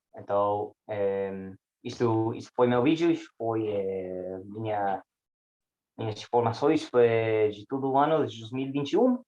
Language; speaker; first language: Portuguese; non-native, learner; English